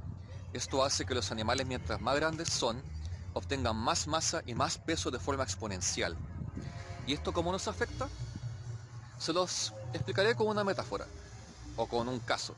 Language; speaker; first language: Spanish; native; Spanish